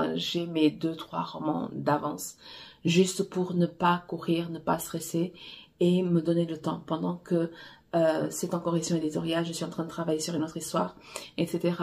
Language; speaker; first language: French; non-native, fluent; Portuguese